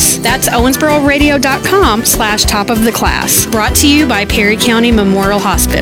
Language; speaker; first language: English; native; English